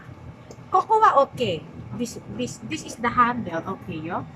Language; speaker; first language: English; non-native, learner; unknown